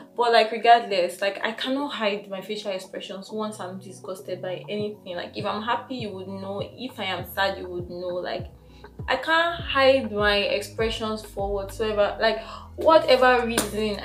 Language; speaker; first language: English; non-native, local second language; Igbo